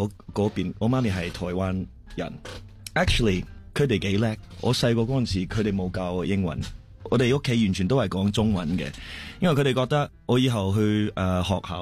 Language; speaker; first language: Cantonese; non-native, fluent; Chinese